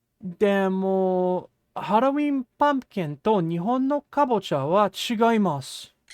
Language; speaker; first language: Japanese; non-native, fluent; English